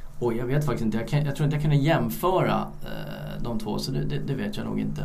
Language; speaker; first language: Swedish; early bilingual, other home language; Turkish